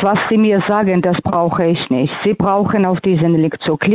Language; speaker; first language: German; non-native, fluent; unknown